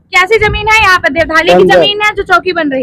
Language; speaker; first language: Hindi; native; Hindi